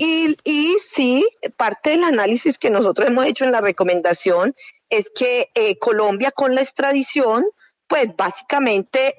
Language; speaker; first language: Spanish; native; Spanish